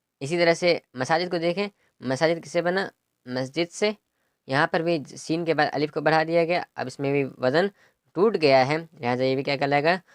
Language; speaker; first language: Urdu; native; Urdu